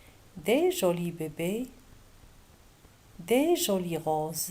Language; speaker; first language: French; non-native, local second language; Arabic